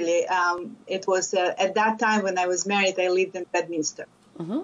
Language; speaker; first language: English; non-native, fluent; Lithuanian